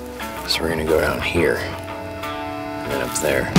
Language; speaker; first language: English; native; English